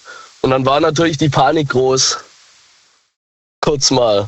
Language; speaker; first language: German; native; German